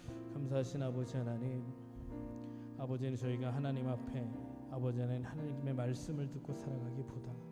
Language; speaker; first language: Korean; native; Korean